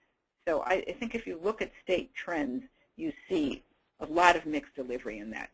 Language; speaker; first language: English; native; English